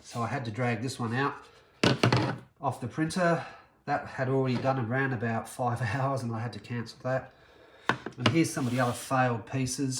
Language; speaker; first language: English; native; English